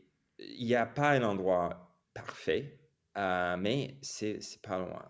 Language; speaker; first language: French; non-native, fluent; English